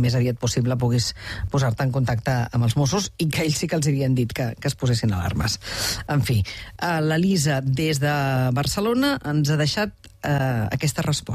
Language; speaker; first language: Catalan; native; Catalan